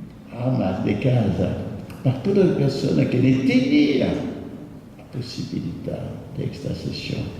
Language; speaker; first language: Spanish; non-native, fluent; French